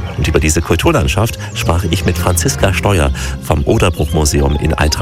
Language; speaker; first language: German; native; German